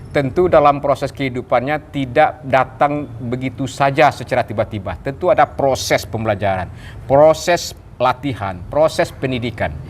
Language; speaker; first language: Indonesian; non-native, local second language; Minangkabau